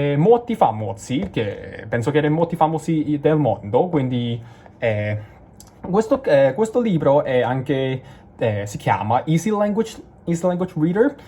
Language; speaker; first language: Italian; non-native, learner; Cantonese